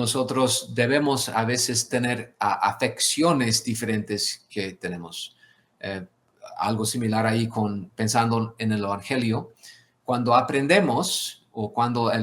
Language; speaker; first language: Spanish; non-native, fluent; English